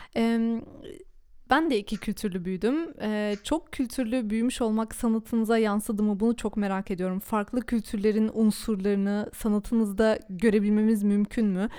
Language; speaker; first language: Turkish; early bilingual, heritage; Turkish